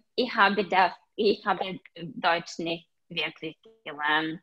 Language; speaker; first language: German; non-native, learner; Serbian